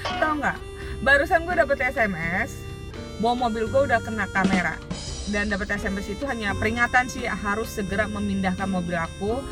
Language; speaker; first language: Indonesian; native; Indonesian